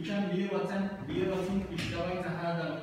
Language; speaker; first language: Arabic; non-native, learner; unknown